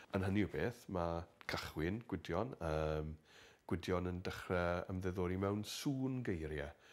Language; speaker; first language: Welsh; native; Welsh